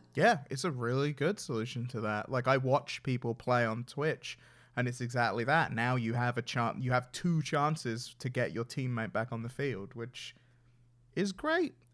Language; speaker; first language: English; native; English